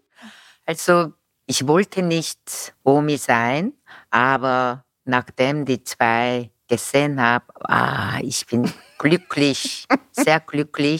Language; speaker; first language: German; non-native, fluent; Korean